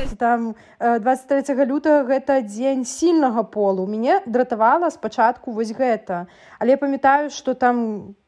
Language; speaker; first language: Belarusian; non-native, local second language; Russian